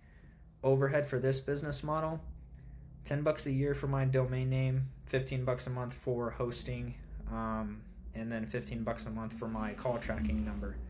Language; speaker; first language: English; native; English